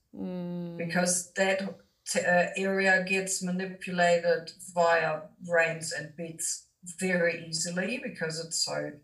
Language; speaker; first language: English; non-native, fluent; German